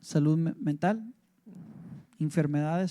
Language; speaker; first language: Spanish; early bilingual, heritage; English